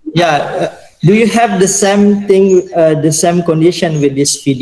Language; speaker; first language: English; non-native, fluent; Indonesian